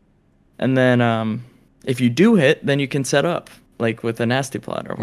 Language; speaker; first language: English; native; English